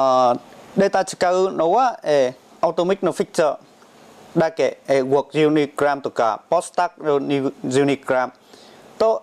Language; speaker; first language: Japanese; non-native, learner; Vietnamese